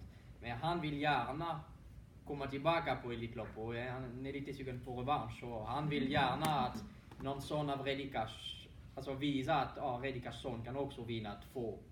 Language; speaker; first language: Swedish; non-native, fluent; French